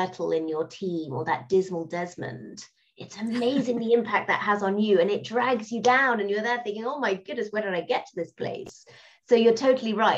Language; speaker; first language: English; native; English